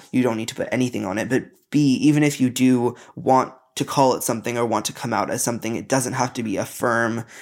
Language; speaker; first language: English; native; English